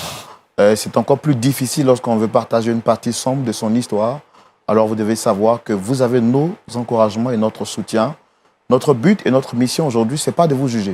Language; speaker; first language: French; native; French